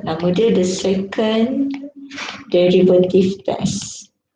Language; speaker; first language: English; non-native, local second language; Malay